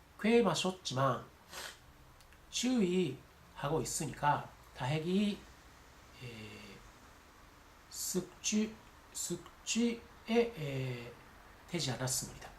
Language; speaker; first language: Korean; non-native, learner; Japanese